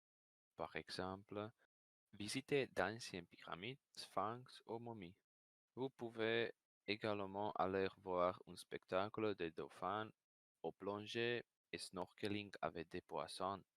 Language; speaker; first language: French; non-native, learner; Slovak